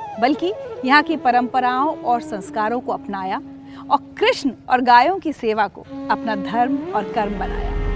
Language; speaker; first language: Hindi; native; Hindi